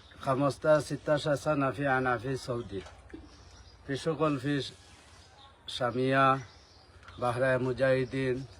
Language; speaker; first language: Arabic; non-native, learner; Bangla